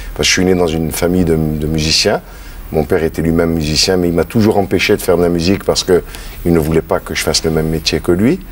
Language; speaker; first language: French; native; French